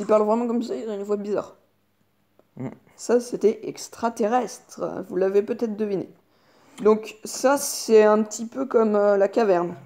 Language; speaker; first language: French; native; French